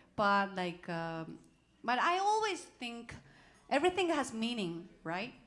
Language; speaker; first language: English; non-native, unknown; Japanese